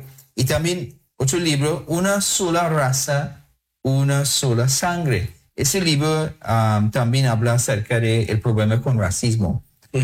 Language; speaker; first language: Spanish; non-native, fluent; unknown